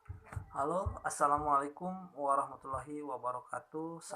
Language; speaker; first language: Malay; non-native, local second language; Sundanese